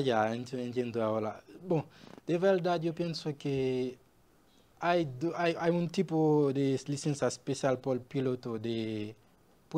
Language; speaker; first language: Spanish; non-native, learner; Haitian Creole